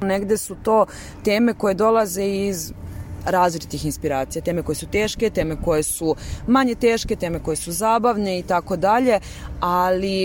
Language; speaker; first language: Serbian; native; Serbian